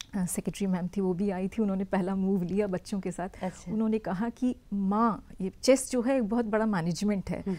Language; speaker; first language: Hindi; native; Hindi